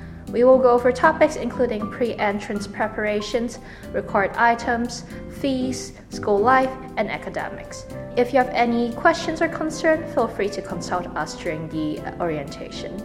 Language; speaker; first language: English; native; English